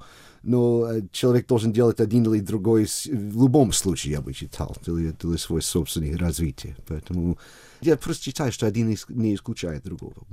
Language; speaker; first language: Russian; non-native, fluent; English